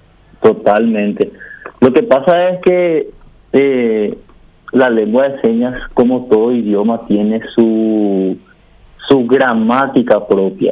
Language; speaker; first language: Spanish; native; Spanish